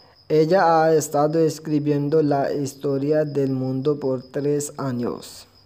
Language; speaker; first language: Spanish; non-native, fluent; Urdu